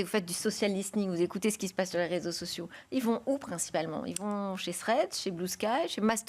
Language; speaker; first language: French; native; French